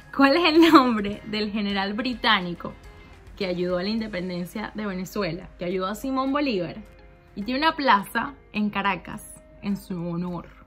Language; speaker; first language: Spanish; native; Spanish